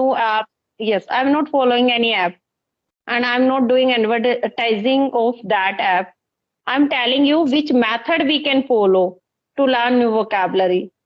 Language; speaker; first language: English; non-native, local second language; Hindi